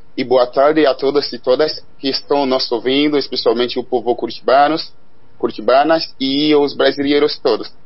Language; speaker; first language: Portuguese; non-native, fluent; Haitian Creole